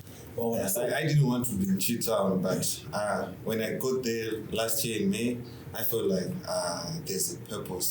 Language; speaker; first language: English; non-native, local second language; Shona